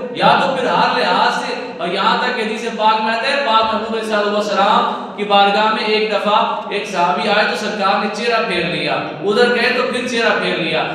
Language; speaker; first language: Urdu; non-native, local second language; Punjabi